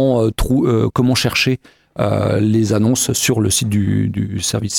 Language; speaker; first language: French; native; French